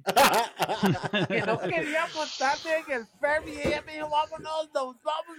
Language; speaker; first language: Spanish; early bilingual, heritage; Spanish